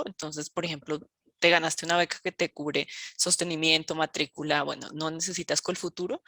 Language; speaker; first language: Spanish; native; Spanish